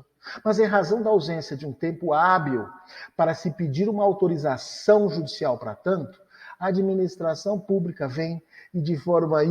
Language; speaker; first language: Portuguese; native; Portuguese